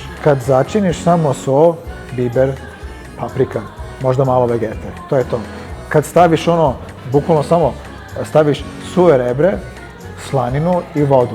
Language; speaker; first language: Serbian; early bilingual, heritage; Serbian